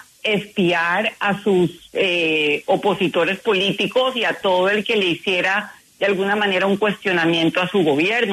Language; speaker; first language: Spanish; native; Spanish